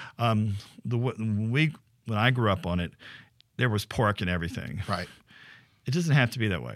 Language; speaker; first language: English; native; English